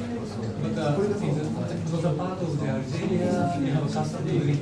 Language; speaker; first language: English; non-native, learner; Japanese